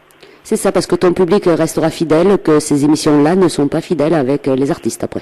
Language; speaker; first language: French; native; French